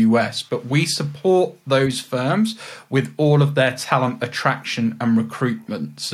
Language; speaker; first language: English; native; English